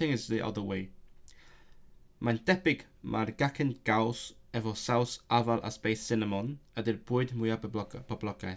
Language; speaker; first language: Welsh; non-native, learner; Cantonese